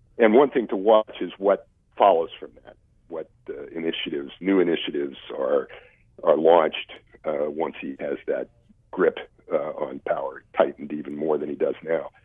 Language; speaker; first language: English; native; English